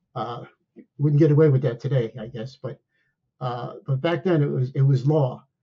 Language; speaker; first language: English; native; English